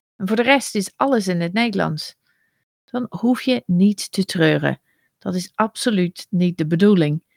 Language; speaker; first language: Dutch; non-native, fluent; English